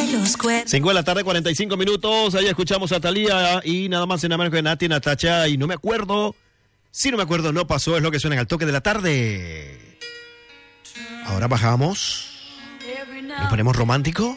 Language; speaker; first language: Spanish; native; Spanish